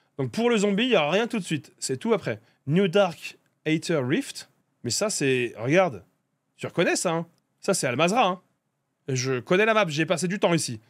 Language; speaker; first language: French; native; French